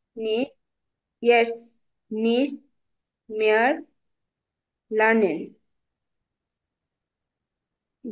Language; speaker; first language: German; non-native, learner; Bangla